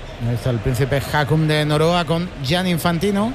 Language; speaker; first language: Spanish; native; Spanish